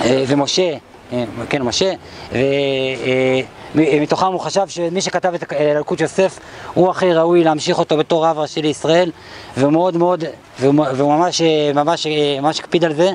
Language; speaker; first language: Hebrew; native; Hebrew